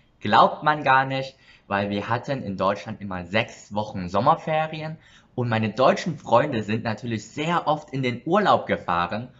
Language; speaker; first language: German; early bilingual, other home language; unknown